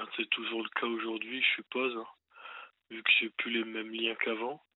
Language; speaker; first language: French; native; French